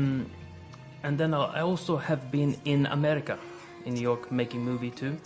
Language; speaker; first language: English; non-native, fluent; Swedish